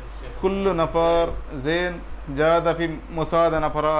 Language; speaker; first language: Arabic; non-native, learner; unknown